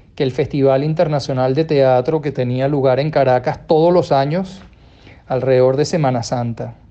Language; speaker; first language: Spanish; native; Spanish